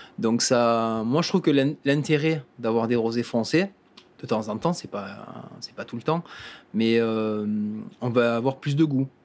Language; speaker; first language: French; native; French